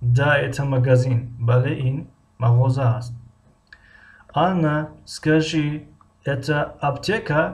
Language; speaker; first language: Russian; non-native, fluent; Tajik